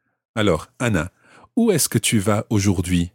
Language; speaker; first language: French; non-native, fluent; English